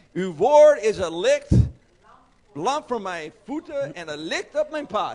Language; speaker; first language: Dutch; non-native, learner; English